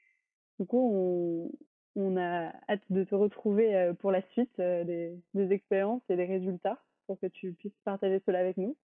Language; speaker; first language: French; native; French